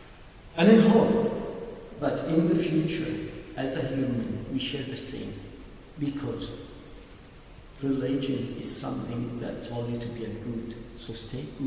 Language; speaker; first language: English; non-native, learner; Arabic